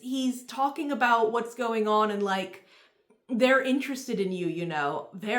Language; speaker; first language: English; native; English